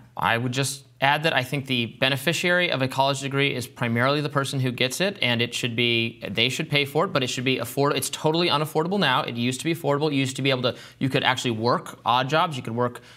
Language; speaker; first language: English; native; English